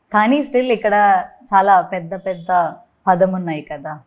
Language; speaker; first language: Telugu; non-native, learner; Malayalam